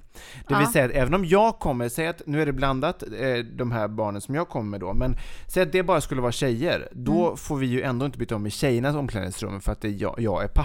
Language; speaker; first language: Swedish; native; Swedish